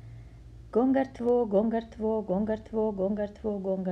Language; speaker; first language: Swedish; non-native, fluent; Central Kurdish